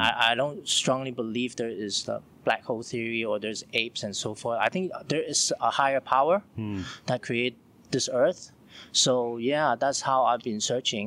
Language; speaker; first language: English; non-native, local second language; Cantonese